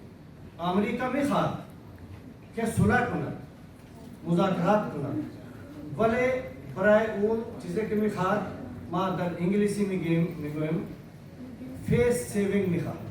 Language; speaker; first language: Persian; non-native, fluent; Urdu